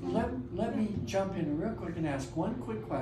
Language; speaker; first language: English; native; English